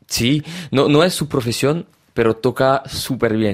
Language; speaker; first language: Spanish; early bilingual, heritage; French